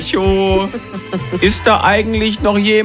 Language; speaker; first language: German; native; German